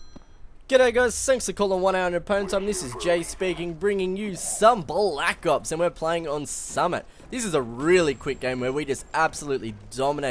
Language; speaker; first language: English; native; English